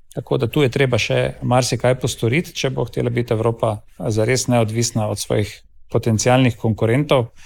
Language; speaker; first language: Slovenian; native; Slovenian